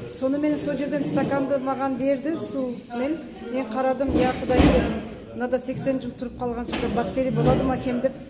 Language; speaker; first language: Kazakh; early bilingual, heritage; Kazakh